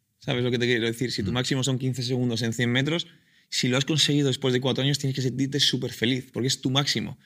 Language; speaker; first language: Spanish; native; Spanish